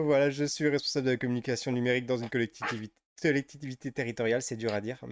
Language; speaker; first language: French; native; French